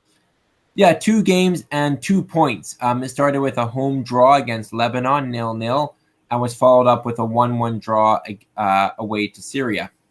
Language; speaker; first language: English; native; English